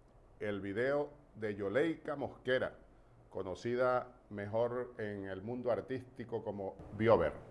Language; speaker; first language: Spanish; native; Spanish